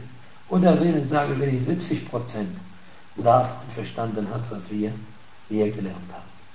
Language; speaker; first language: German; non-native, fluent; Arabic